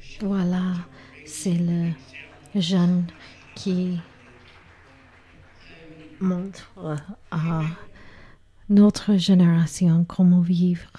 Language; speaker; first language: French; non-native, learner; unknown